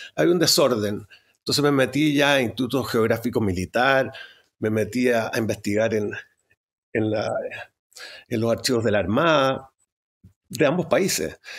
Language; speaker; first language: Spanish; native; Spanish